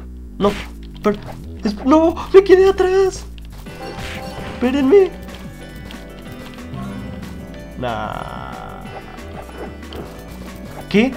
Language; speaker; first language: Spanish; native; Spanish